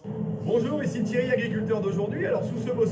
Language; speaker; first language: French; native; French